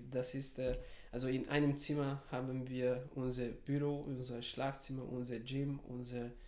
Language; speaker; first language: German; non-native, fluent; Hungarian